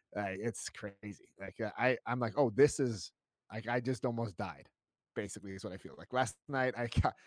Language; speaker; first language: English; native; English